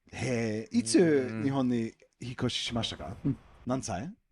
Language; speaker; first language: Japanese; non-native, learner; English